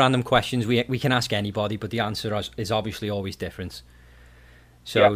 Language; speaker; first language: English; native; English